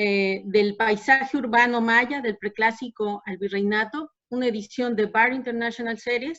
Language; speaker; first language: Spanish; native; Spanish